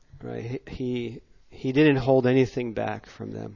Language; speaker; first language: English; native; English